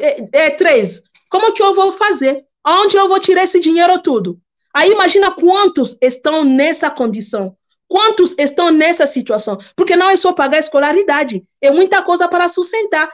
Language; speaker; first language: Portuguese; non-native, fluent; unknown